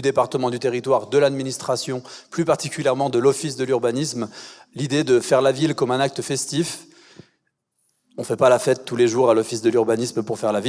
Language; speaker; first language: French; native; French